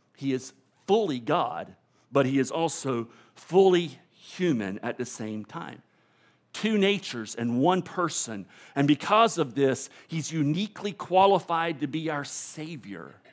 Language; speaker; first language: English; native; English